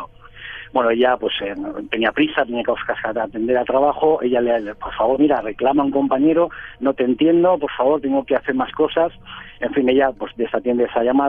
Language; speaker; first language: Spanish; native; Spanish